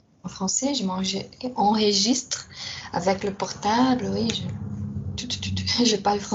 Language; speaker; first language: French; non-native, fluent; Portuguese